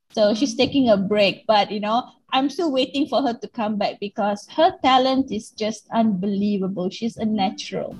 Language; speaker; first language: English; non-native, local second language; Malay